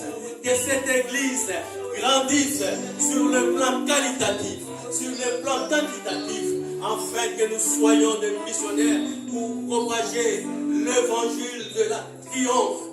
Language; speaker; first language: French; non-native, local second language; Lingala